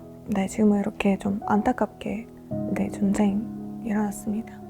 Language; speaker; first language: Korean; non-native, fluent; Russian